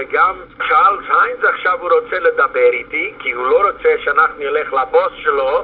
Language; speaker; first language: Hebrew; non-native, fluent; Yiddish